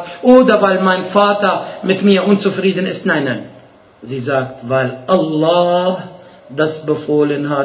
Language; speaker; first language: German; non-native, fluent; Arabic